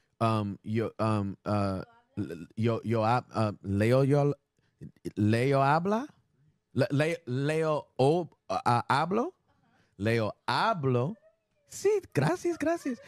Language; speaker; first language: Spanish; non-native, learner; English